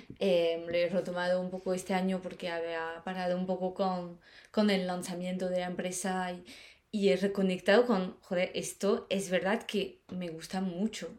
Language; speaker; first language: Spanish; non-native, fluent; French